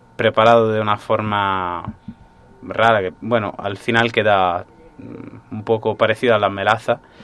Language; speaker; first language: Spanish; non-native, fluent; Italian